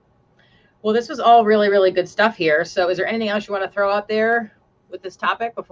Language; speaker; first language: English; native; English